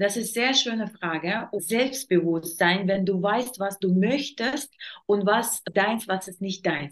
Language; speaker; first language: German; non-native, learner; Russian